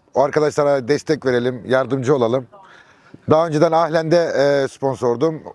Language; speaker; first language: Turkish; early bilingual, heritage; Turkish